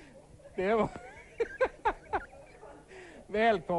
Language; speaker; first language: Swedish; native; Swedish